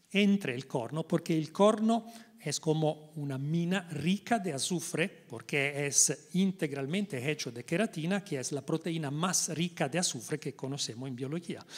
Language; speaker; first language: Spanish; non-native, learner; Italian